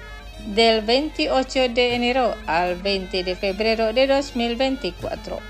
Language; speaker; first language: Spanish; non-native, fluent; Indonesian